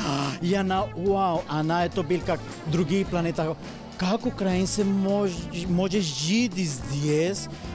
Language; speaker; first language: Ukrainian; non-native, learner; Spanish